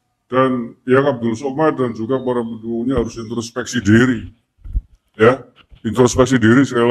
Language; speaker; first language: Indonesian; native; Indonesian